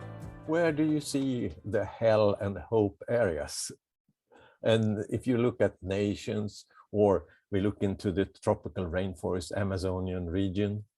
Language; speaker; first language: English; non-native, fluent; Swedish